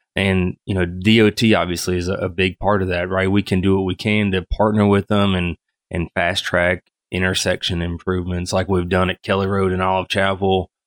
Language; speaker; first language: English; native; English